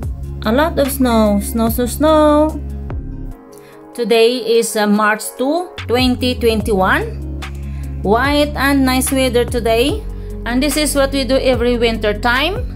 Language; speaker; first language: English; non-native, learner; Filipino